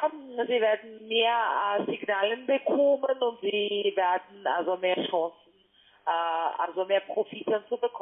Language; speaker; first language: German; non-native, fluent; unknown